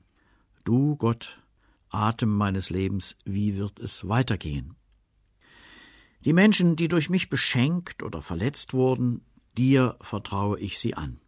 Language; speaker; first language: German; native; German